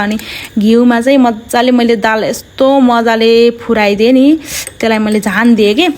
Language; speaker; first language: Nepali; non-native, local second language; Dangaura Tharu